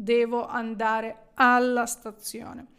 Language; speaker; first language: Italian; non-native, fluent; Ukrainian